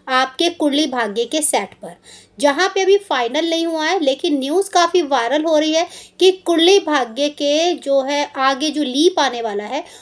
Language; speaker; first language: Hindi; native; Hindi